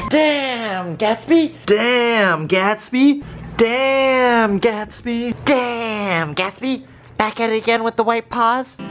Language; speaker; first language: English; native; English